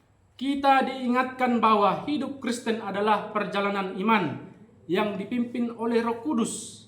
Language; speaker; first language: Indonesian; native; Indonesian